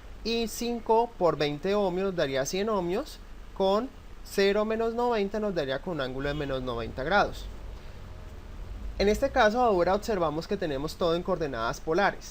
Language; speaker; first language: Spanish; native; Spanish